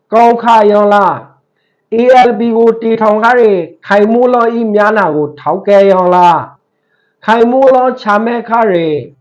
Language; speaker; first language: Burmese; native; Burmese